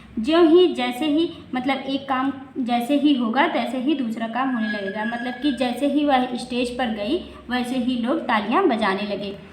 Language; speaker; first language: Hindi; native; Hindi